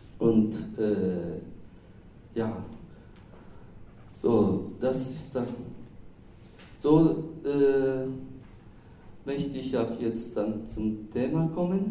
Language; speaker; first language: German; non-native, fluent; Japanese